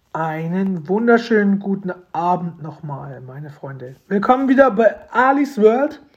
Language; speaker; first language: German; early bilingual, other home language; Romanian